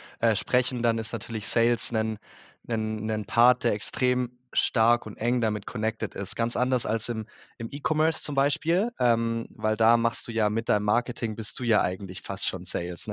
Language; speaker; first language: German; native; German